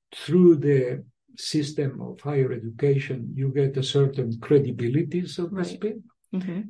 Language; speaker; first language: English; non-native, fluent; Spanish